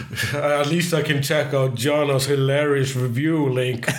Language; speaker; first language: English; non-native, fluent; Icelandic